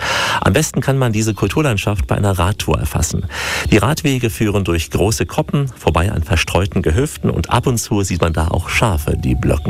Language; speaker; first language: German; native; German